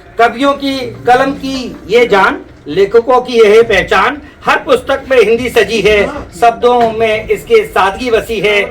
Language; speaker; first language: Hindi; native; Hindi